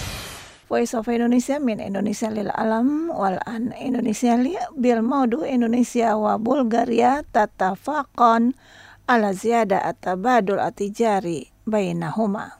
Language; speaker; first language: Arabic; non-native, learner; Indonesian